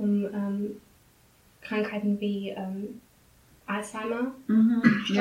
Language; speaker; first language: German; non-native, learner; English